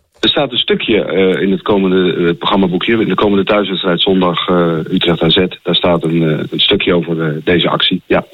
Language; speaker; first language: Dutch; native; Dutch